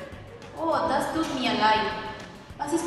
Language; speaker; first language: German; non-native, learner; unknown